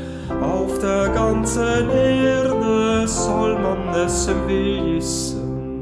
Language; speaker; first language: German; native; German